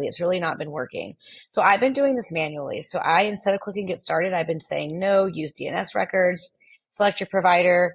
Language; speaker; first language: English; native; English